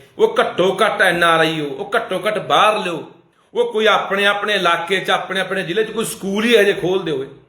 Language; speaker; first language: Punjabi; native; Punjabi